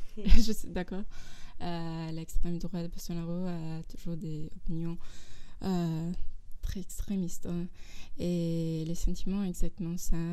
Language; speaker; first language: French; non-native, fluent; Portuguese